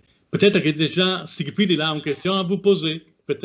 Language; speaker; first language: French; non-native, fluent; Italian